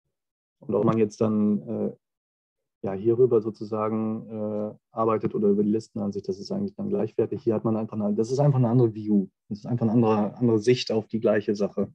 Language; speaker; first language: German; native; German